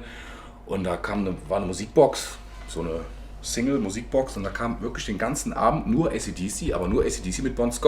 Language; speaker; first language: German; native; German